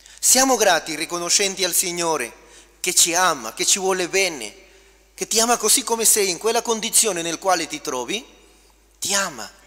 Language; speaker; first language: Italian; non-native, fluent; Spanish